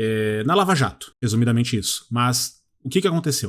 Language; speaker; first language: Portuguese; native; Portuguese